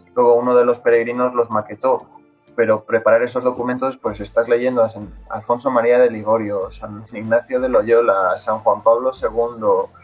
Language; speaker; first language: Spanish; native; Spanish